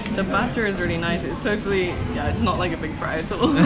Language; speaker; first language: English; native; English